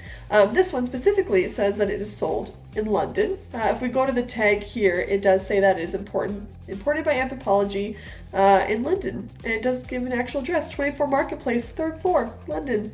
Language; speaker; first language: English; native; English